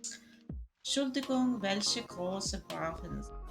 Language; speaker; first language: German; non-native, learner; English